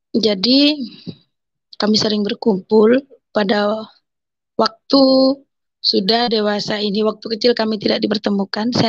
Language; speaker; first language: Indonesian; non-native, local second language; Madurese